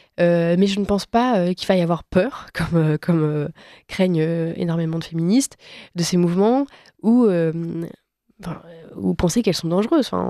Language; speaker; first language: French; native; French